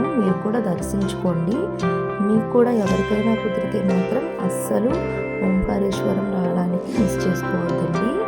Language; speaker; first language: Telugu; native; Telugu